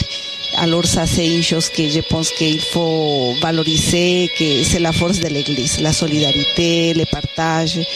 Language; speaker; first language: French; non-native, fluent; Spanish